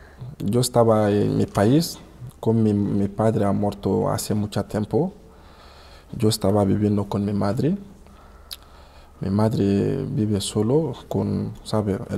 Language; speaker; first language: Spanish; non-native, learner; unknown